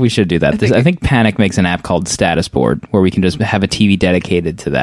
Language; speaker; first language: English; native; English